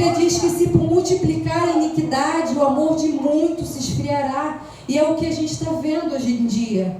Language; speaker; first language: Portuguese; native; Portuguese